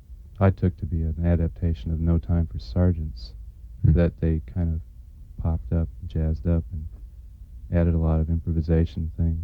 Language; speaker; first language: English; non-native, fluent; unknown